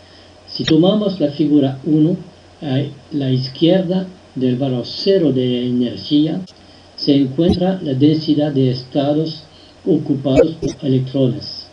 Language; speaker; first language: Spanish; non-native, fluent; French